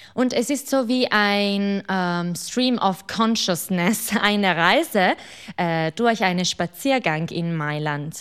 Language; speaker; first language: German; non-native, fluent; Italian